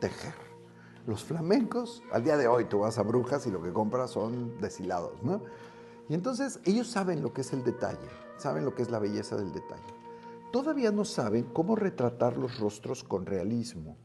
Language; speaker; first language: Spanish; native; Spanish